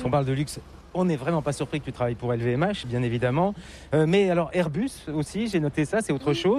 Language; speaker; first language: French; native; French